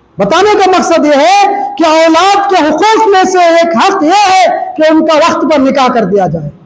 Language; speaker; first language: Urdu; native; Urdu